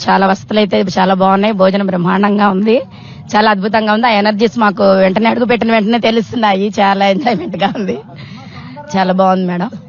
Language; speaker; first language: Telugu; native; Telugu